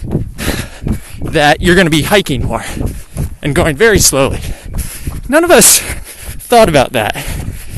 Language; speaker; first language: English; native; English